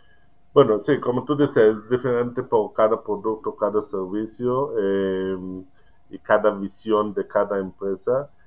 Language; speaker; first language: Spanish; non-native, learner; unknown